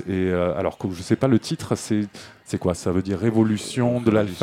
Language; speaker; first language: French; native; French